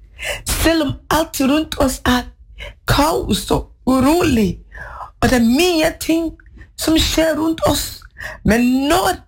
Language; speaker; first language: Norwegian; non-native, fluent; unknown